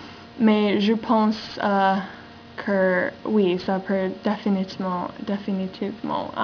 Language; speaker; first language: French; non-native, learner; English